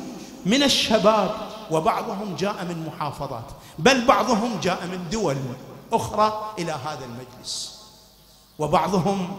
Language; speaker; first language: Arabic; native; Arabic